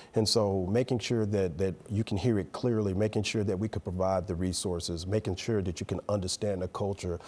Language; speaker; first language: English; native; English